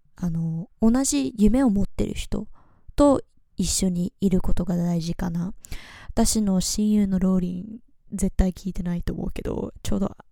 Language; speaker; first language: Japanese; early bilingual, heritage; Japanese